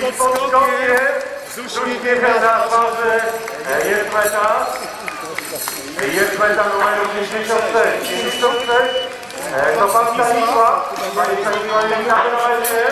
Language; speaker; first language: Polish; native; Polish